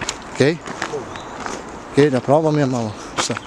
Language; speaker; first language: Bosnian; early bilingual, heritage; Serbian